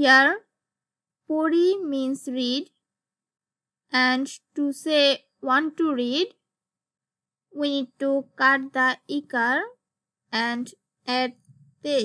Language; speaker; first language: English; non-native, local second language; Bangla